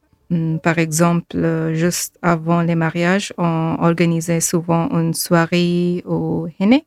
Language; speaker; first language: French; non-native, fluent; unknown